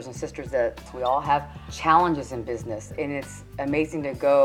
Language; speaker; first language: English; early bilingual, other home language; Spanish